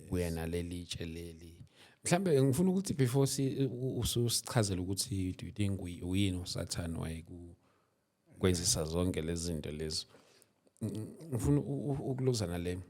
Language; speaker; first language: Zulu; native; Zulu